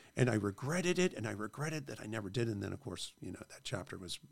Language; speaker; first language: English; native; English